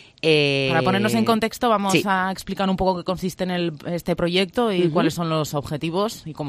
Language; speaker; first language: Spanish; native; Spanish